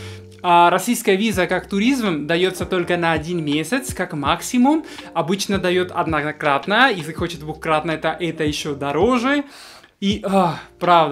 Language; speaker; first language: Russian; non-native, fluent; Spanish